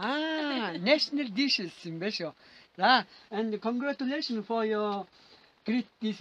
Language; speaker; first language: English; non-native, learner; Mongolian